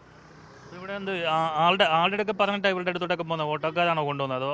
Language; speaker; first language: Malayalam; native; Malayalam